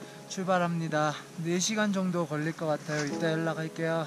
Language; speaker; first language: Korean; native; Korean